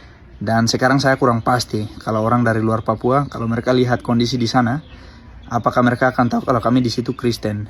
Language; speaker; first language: Indonesian; early bilingual, other home language; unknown